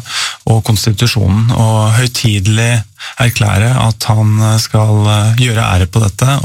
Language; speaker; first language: Norwegian; native; Norwegian